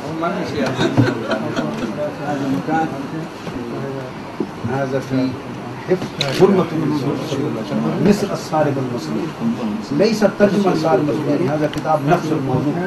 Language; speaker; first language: Arabic; non-native, learner; Urdu